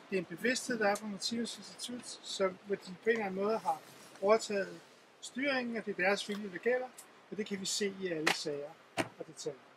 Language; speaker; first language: Danish; native; Danish